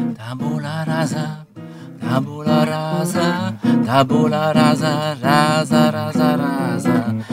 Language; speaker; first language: Italian; native; Italian